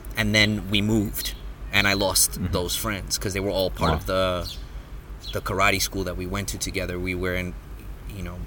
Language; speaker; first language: English; native; English